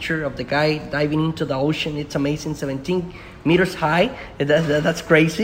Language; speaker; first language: English; non-native, fluent; Spanish